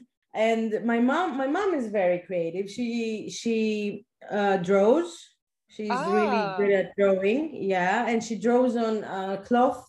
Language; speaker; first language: English; non-native, fluent; Greek